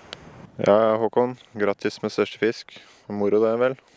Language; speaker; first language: Norwegian; native; Norwegian